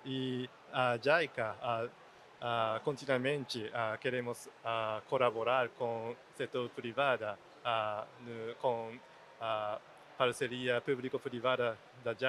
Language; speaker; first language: Portuguese; non-native, learner; Japanese